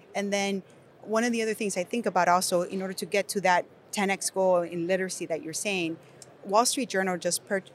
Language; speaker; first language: English; non-native, fluent; Spanish